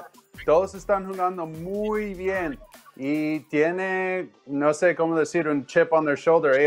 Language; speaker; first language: Spanish; non-native, learner; English